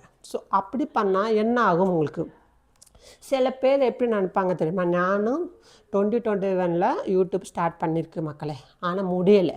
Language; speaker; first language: Tamil; non-native, local second language; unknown